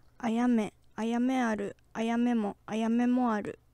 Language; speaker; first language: Japanese; native; Japanese